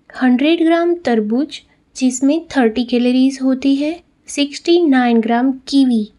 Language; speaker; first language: Hindi; non-native, local second language; Gujarati